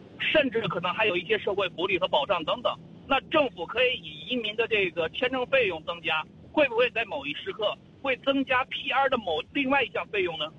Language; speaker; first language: Chinese; native; Chinese